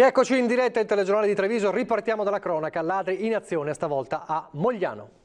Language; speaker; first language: Italian; native; Italian